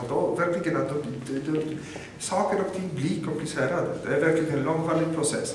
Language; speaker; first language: Swedish; non-native, fluent; Polish